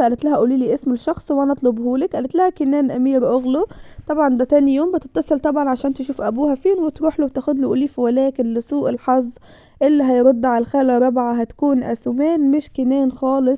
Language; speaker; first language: Arabic; native; Arabic